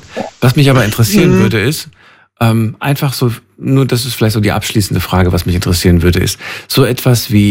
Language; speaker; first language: German; native; German